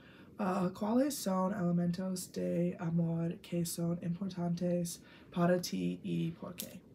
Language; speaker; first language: Spanish; non-native, learner; English